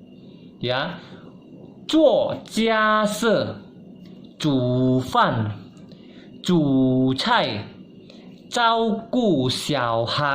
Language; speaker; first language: Chinese; non-native, fluent; Indonesian